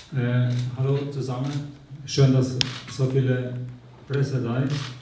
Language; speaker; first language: German; non-native, fluent; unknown